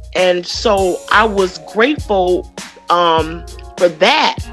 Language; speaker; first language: English; native; English